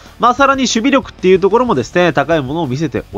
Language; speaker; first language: Japanese; native; Japanese